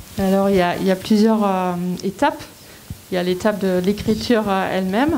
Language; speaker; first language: French; non-native, fluent; German